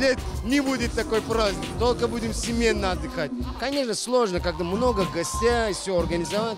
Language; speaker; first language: Russian; non-native, learner; Turkish